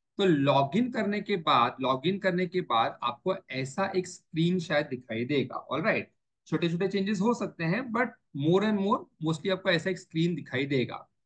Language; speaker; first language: Hindi; native; Hindi